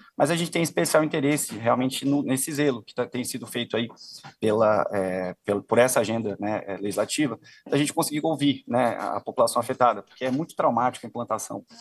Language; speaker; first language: Portuguese; native; Portuguese